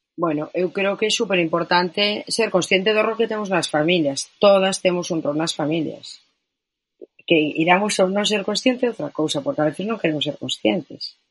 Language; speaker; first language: Galician; non-native, local second language; Spanish